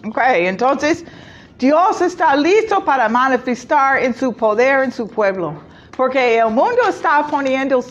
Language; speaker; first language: Spanish; non-native, fluent; English